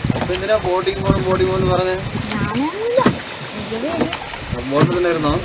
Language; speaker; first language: Malayalam; native; Malayalam